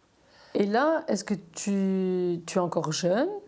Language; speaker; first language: French; native; French